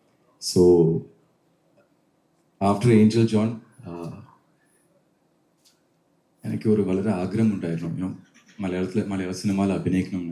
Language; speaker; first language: Malayalam; non-native, learner; Tamil